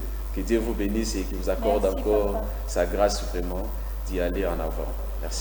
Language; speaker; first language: French; non-native, local second language; Lingala